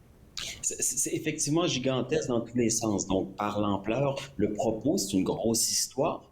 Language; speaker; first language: French; native; French